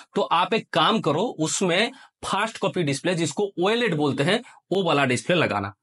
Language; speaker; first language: Hindi; non-native, local second language; Odia